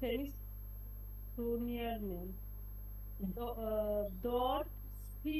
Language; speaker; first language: German; non-native, learner; Bangla